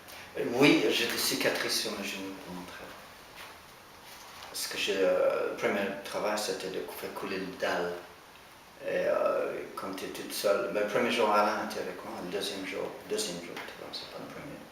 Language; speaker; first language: French; non-native, fluent; English